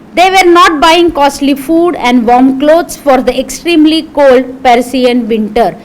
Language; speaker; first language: English; non-native, local second language; Marathi